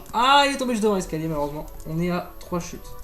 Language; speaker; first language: French; native; French